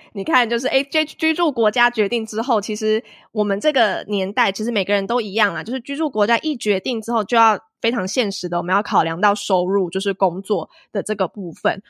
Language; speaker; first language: Chinese; native; Chinese